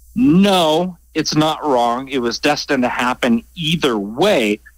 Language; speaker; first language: English; native; English